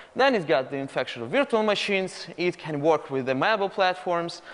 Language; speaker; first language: English; non-native, fluent; Russian